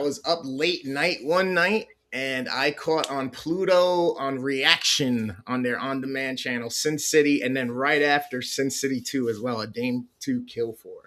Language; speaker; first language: English; native; English